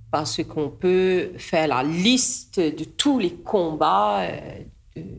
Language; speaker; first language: French; non-native, local second language; Morisyen